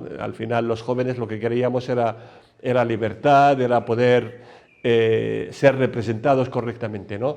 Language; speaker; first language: Spanish; non-native, fluent; Arabic